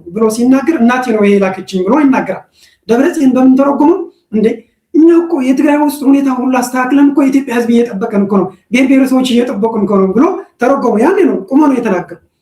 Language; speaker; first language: Amharic; non-native, local second language; Tigrinya